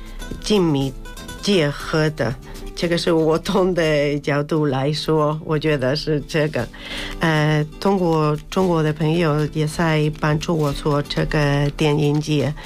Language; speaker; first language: Chinese; non-native, fluent; Spanish